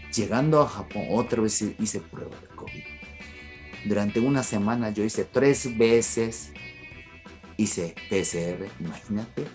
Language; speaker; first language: Spanish; non-native, fluent; Japanese